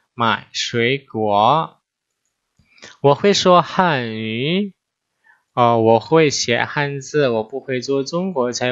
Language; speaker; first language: Chinese; non-native, fluent; Indonesian